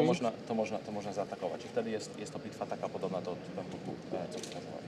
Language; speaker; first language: Polish; early bilingual, heritage; Polish